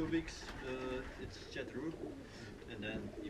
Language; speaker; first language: English; non-native, learner; Dutch